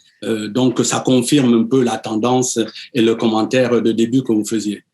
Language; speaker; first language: French; native; French